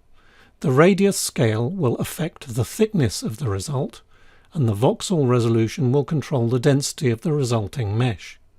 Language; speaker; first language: English; native; English